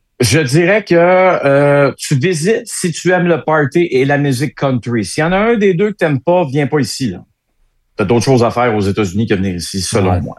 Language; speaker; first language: French; native; French